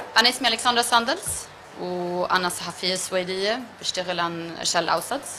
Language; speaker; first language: Arabic; non-native, fluent; Swedish